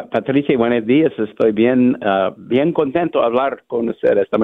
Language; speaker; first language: Spanish; non-native, fluent; English